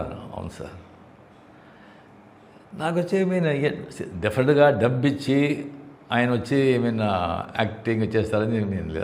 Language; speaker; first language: Telugu; non-native, local second language; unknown